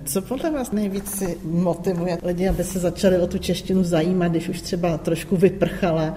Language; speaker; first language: Czech; native; Czech